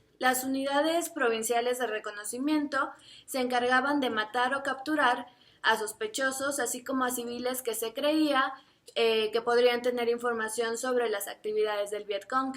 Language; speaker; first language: Spanish; native; Spanish